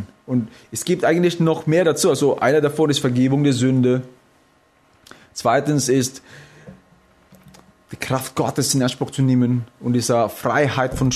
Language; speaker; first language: German; non-native, fluent; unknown